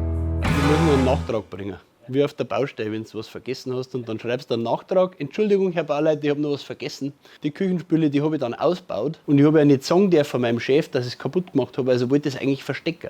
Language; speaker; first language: German; native; German